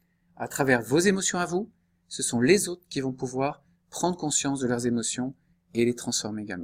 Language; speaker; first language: French; native; French